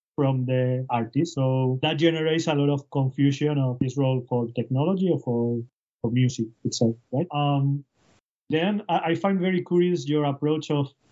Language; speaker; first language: English; non-native, fluent; Spanish